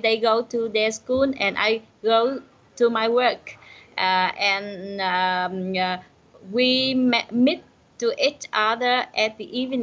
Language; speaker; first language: English; non-native, learner; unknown